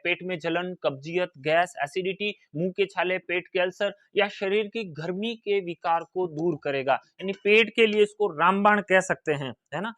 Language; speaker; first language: Hindi; native; Hindi